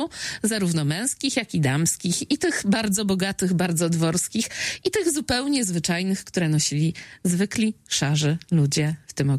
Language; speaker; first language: Polish; native; Polish